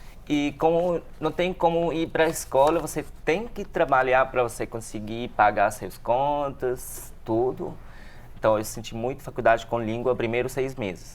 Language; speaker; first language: Portuguese; non-native, learner; Arabic